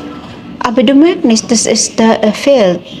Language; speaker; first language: German; non-native, learner; Filipino